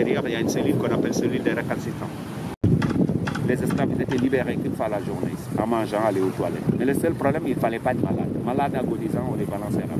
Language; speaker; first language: French; non-native, local second language; Wolof